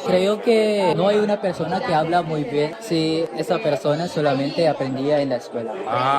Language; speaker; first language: Spanish; non-native, fluent; Cebuano